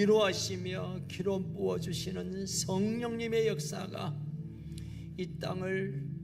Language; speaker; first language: Korean; native; Korean